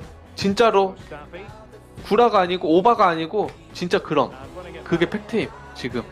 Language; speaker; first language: Korean; native; Korean